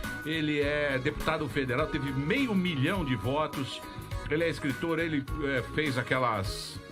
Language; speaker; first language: Portuguese; native; Portuguese